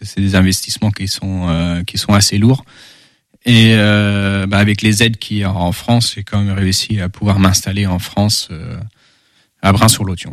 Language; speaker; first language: French; early bilingual, heritage; Dutch